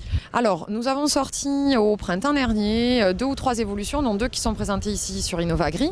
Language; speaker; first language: French; native; French